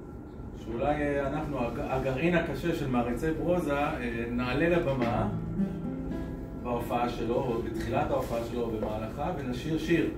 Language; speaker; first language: Hebrew; native; Hebrew